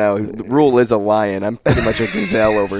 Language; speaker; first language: English; native; English